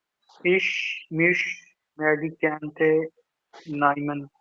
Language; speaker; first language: German; non-native, learner; Urdu